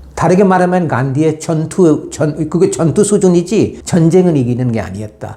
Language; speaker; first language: Korean; non-native, fluent; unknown